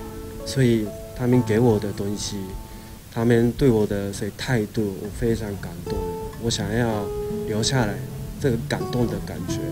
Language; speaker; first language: Chinese; non-native, fluent; Japanese